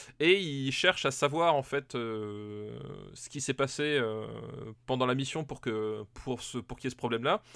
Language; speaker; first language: French; native; French